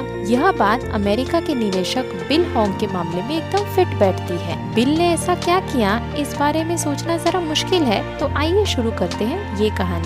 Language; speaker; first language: Hindi; native; Hindi